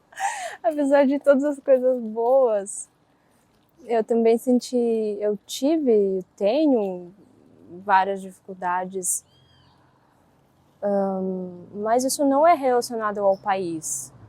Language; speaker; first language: Portuguese; non-native, fluent; Russian